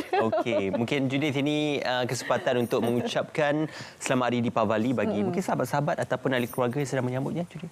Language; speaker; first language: Malay; native; Malay